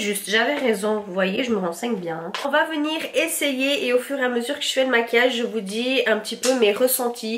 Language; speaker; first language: French; native; French